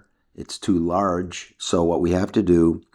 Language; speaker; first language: English; native; English